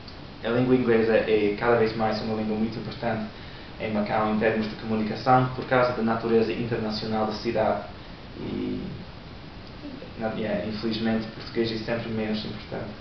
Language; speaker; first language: Portuguese; non-native, learner; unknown